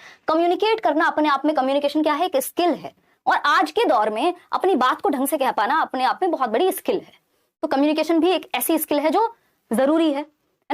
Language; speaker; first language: Hindi; native; Hindi